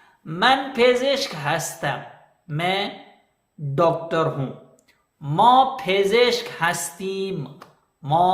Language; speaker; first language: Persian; non-native, fluent; Urdu